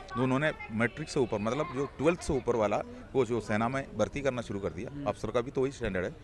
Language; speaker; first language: Hindi; non-native, local second language; Malayalam